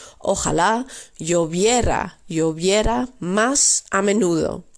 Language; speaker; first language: Spanish; non-native, fluent; Dutch